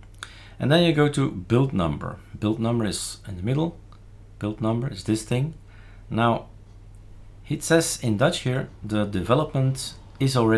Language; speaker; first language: English; non-native, fluent; Dutch